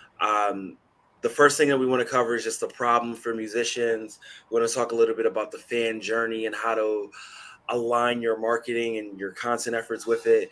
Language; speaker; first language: English; native; English